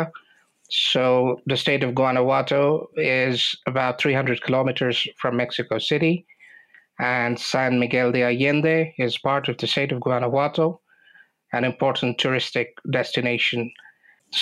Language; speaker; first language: English; non-native, local second language; Bangla